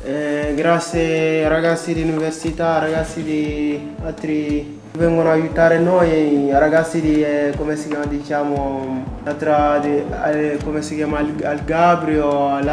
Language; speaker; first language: Italian; non-native, learner; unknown